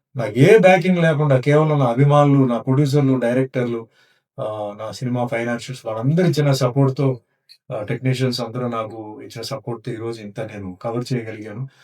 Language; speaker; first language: Telugu; non-native, local second language; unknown